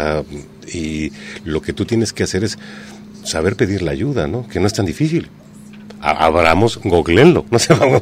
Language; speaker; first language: Spanish; native; Spanish